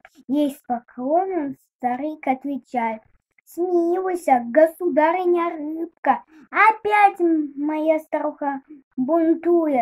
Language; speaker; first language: Russian; native; Russian